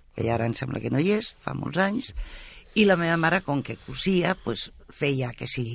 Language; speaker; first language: Catalan; non-native, local second language; Spanish